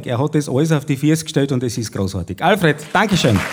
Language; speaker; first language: German; native; German